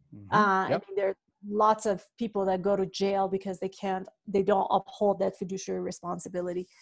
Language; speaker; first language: English; non-native, fluent; Persian